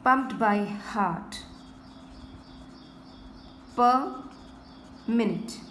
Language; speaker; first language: English; non-native, local second language; Hindi